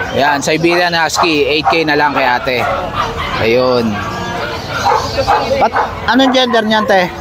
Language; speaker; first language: Filipino; native; Filipino